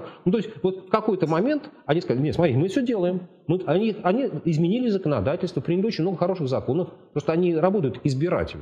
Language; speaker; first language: Russian; native; Russian